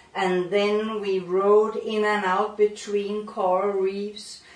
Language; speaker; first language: English; non-native, fluent; Danish